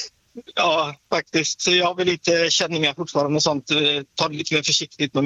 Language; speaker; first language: Swedish; native; Swedish